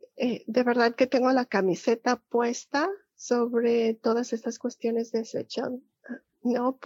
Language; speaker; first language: Spanish; native; Spanish